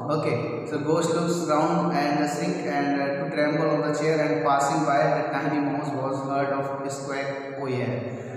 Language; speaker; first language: English; non-native, local second language; Hindi